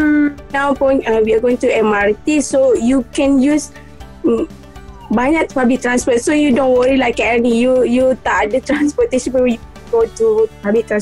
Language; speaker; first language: English; non-native, local second language; Malay